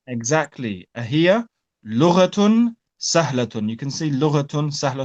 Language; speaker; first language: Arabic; non-native, fluent; English